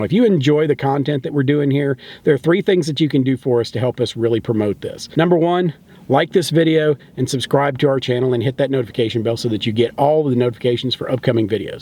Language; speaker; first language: English; native; English